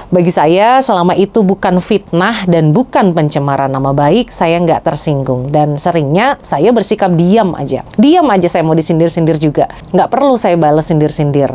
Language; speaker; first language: Indonesian; native; Indonesian